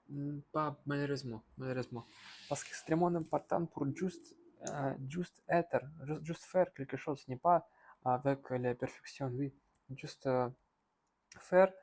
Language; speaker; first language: French; non-native, learner; Russian